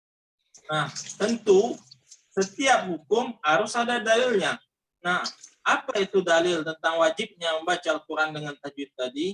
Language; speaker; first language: Indonesian; native; Indonesian